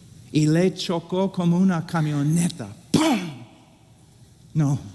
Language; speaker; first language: Spanish; non-native, fluent; English